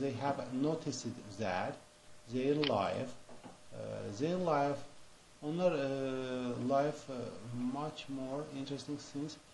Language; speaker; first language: English; non-native, fluent; Azerbaijani